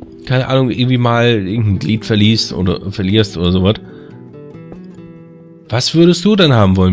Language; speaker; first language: German; native; German